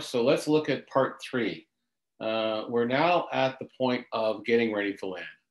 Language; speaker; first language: English; native; English